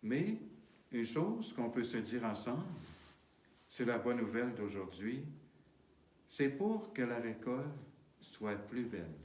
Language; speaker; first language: French; native; French